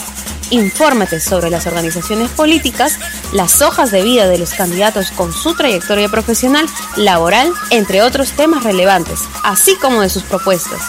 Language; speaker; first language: Spanish; native; Spanish